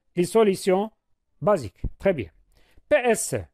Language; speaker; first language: French; non-native, local second language; Arabic